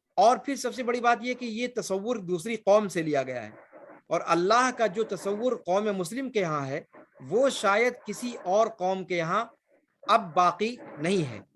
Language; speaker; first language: Urdu; native; Urdu